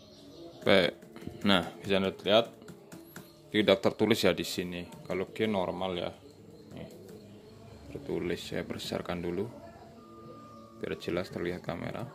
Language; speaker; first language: Indonesian; native; Indonesian